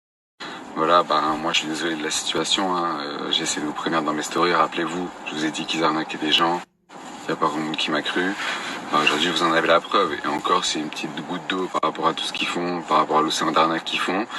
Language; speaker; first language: French; native; French